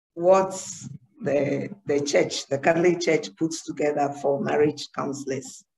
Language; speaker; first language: English; non-native, local second language; Ewe